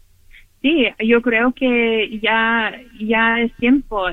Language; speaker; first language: Spanish; early bilingual, heritage; Spanish